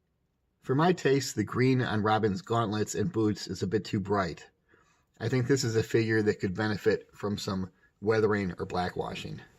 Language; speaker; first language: English; native; English